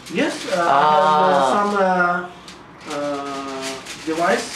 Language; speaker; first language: English; non-native, learner; Arabic